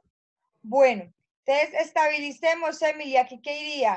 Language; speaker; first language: Spanish; native; Spanish